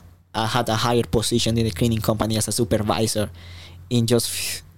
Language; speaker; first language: English; non-native, fluent; Spanish